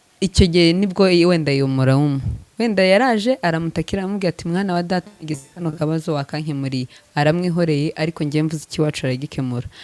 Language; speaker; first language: Kinyarwanda; native; Kinyarwanda